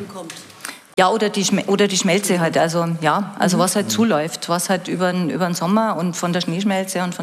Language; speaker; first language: German; native; German